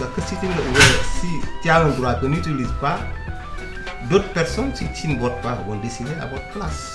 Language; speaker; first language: French; non-native, local second language; Wolof